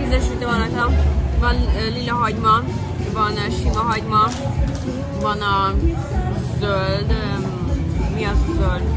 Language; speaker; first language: Hungarian; early bilingual, heritage; Hungarian